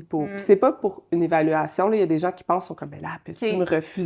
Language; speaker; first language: French; native; French